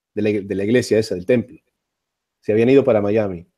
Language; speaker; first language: Spanish; native; Spanish